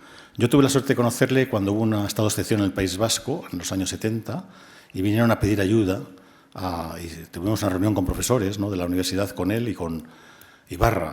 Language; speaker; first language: Spanish; native; Spanish